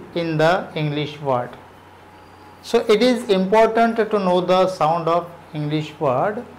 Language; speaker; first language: English; non-native, local second language; Marathi